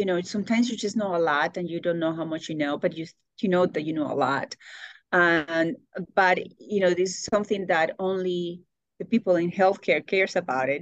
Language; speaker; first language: English; non-native, fluent; Spanish